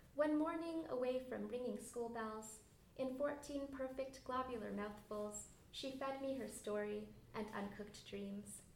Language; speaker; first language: English; early bilingual, other home language; Bangla